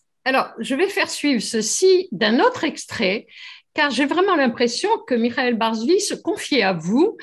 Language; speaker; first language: French; native; French